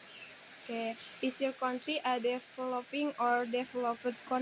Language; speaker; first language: English; non-native, learner; Indonesian